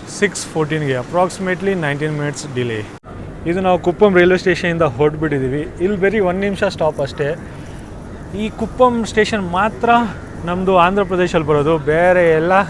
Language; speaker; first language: Kannada; non-native, local second language; Hindi